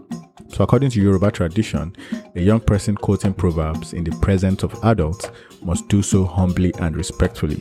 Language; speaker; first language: English; non-native, local second language; Yoruba